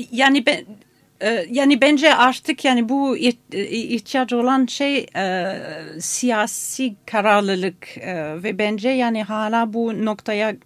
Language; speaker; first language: Turkish; non-native, fluent; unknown